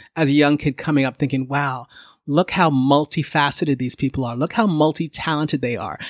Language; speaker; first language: English; native; English